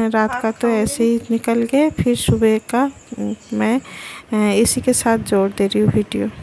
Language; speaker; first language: Hindi; non-native, local second language; Bangla